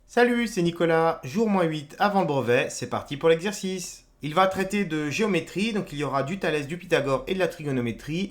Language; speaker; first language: French; native; French